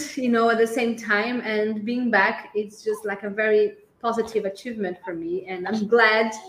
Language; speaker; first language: English; non-native, fluent; Portuguese